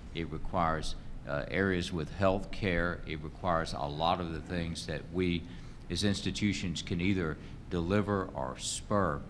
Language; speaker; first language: English; native; English